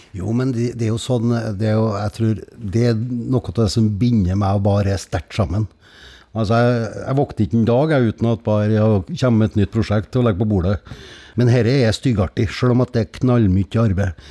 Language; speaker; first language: Norwegian; native; Norwegian